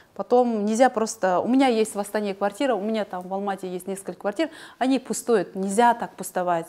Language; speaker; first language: Russian; non-native, local second language; Kazakh